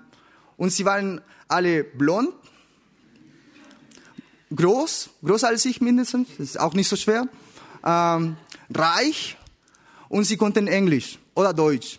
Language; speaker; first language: German; non-native, learner; Spanish